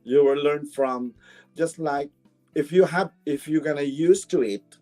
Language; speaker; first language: English; non-native, local second language; Filipino